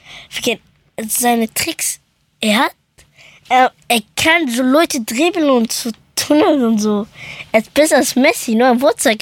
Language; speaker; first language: German; early bilingual, other home language; Persian